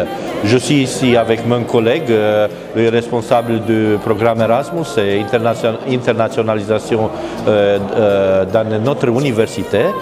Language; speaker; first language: French; non-native, learner; Romanian